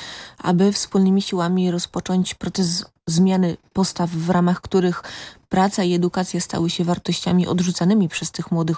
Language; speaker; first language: Polish; native; Polish